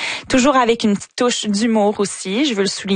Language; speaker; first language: French; native; French